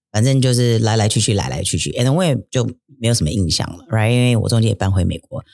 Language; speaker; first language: Chinese; early bilingual, heritage; Chinese